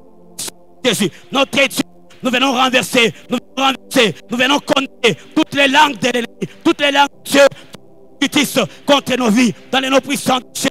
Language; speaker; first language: French; non-native, local second language; Lingala